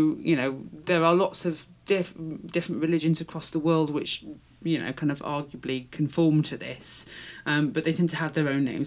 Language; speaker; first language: English; native; English